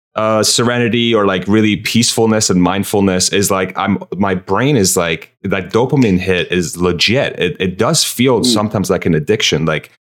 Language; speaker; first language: English; early bilingual, other home language; Persian